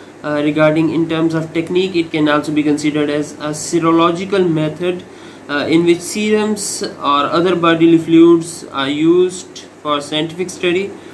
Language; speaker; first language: English; non-native, local second language; Urdu